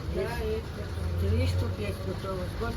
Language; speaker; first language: Russian; non-native, local second language; Ingush